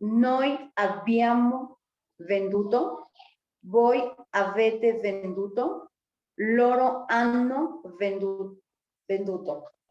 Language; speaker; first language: Italian; non-native, learner; Spanish